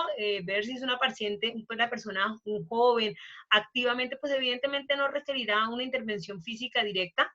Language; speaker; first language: Spanish; native; Spanish